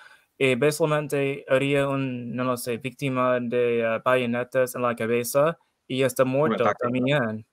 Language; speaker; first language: Spanish; non-native, learner; English